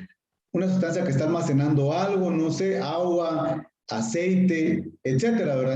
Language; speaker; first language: Spanish; native; Spanish